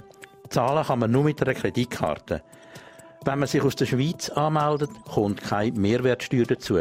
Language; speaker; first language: German; non-native, local second language; Swiss German